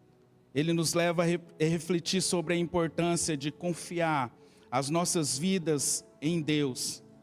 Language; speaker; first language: Portuguese; native; Portuguese